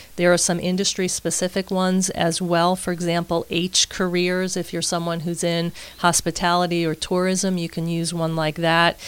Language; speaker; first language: English; native; English